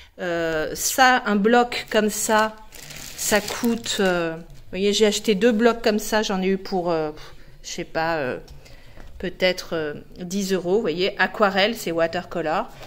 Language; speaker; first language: French; native; French